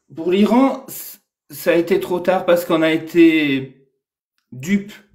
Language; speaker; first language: French; non-native, fluent; Persian